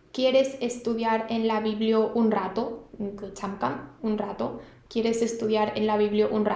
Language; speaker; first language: Spanish; non-native, fluent; Korean